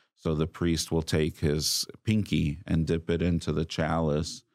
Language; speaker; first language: English; native; English